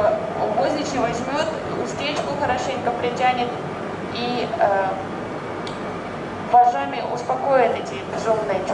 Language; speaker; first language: Russian; native; Russian